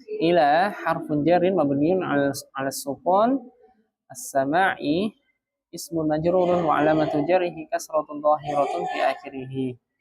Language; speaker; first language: Arabic; non-native, fluent; Indonesian